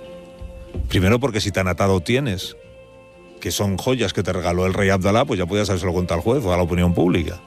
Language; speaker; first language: Spanish; native; Spanish